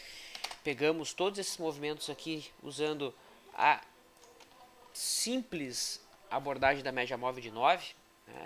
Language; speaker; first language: Portuguese; native; Portuguese